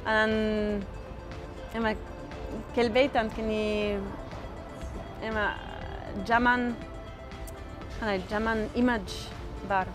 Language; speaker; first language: Kyrgyz; non-native, learner; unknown